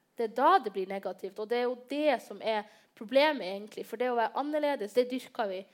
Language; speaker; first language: Norwegian; early bilingual, other home language; Somali